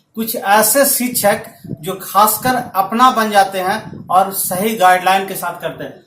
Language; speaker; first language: Hindi; native; Hindi